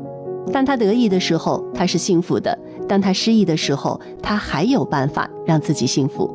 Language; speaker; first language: Chinese; native; Chinese